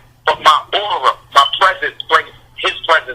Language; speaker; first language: English; native; English